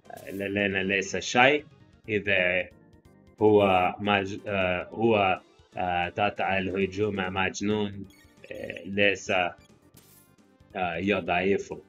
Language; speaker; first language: Arabic; non-native, learner; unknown